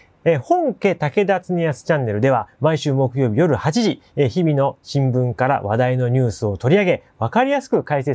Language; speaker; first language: Japanese; native; Japanese